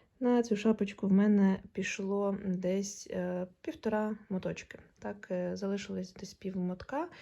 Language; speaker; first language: Ukrainian; non-native, local second language; Russian